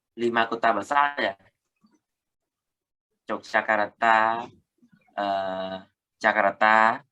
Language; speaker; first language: Indonesian; non-native, learner; Khmer